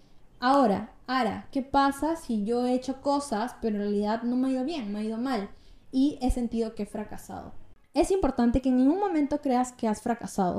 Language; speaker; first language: Spanish; native; Spanish